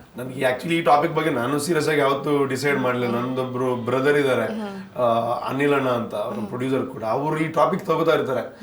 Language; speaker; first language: Kannada; non-native, local second language; Tulu